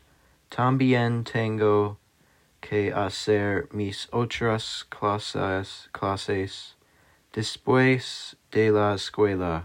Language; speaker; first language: Spanish; non-native, learner; English